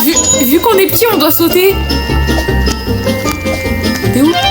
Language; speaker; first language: French; native; French